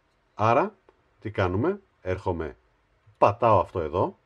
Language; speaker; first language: Greek; native; Greek